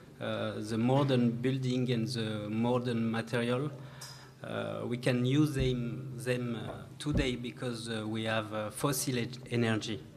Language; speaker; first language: English; non-native, learner; French